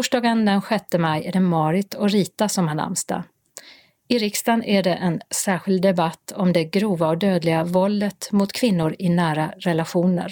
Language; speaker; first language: Swedish; native; Swedish